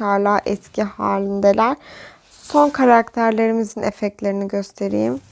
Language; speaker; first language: Turkish; native; Turkish